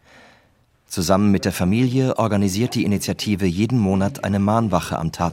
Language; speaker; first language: German; native; German